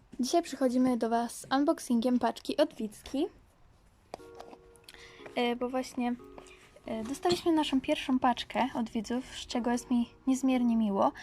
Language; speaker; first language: Polish; native; Polish